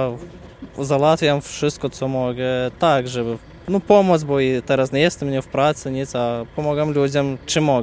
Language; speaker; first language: Polish; non-native, learner; Ukrainian